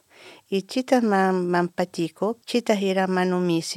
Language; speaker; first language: Lithuanian; non-native, learner; Spanish